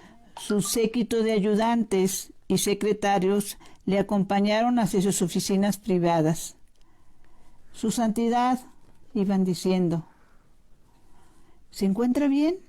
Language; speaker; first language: Spanish; native; Spanish